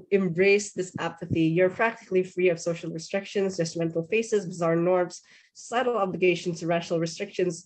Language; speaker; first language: English; non-native, fluent; Indonesian